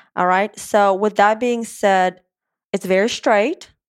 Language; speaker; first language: English; non-native, fluent; Romanian